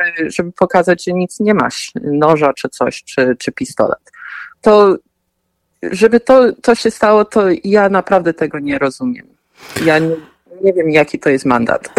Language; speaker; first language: Polish; early bilingual, heritage; Polish